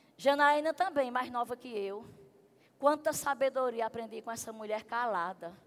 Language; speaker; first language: Portuguese; native; Portuguese